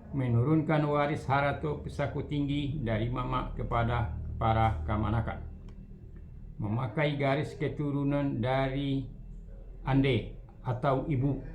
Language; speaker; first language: Malay; non-native, local second language; Minangkabau